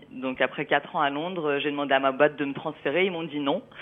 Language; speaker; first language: French; native; French